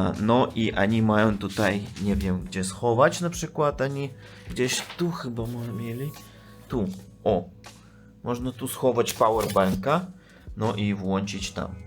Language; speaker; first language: Polish; non-native, learner; Russian